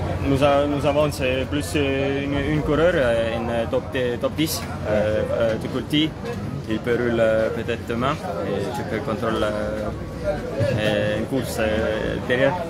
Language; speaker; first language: French; non-native, learner; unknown